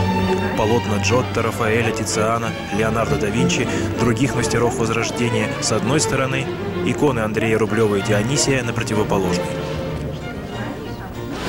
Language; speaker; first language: Russian; native; Russian